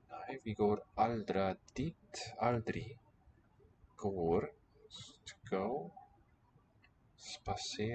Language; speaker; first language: Norwegian; non-native, learner; English